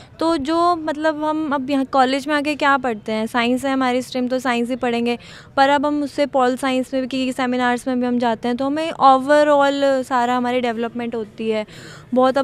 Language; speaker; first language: Hindi; native; Hindi